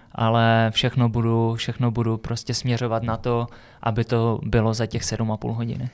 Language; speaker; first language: Czech; native; Czech